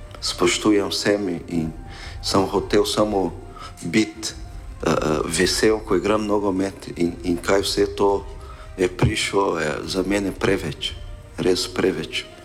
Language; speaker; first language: Slovenian; non-native, learner; Portuguese